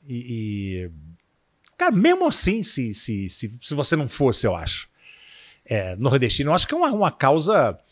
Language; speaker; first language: Portuguese; native; Portuguese